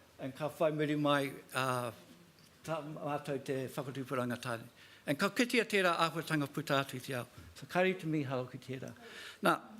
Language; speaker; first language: Māori; non-native, local second language; English